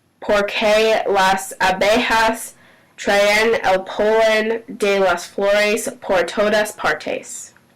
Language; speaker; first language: Spanish; non-native, learner; English